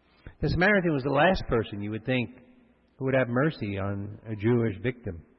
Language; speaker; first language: English; native; English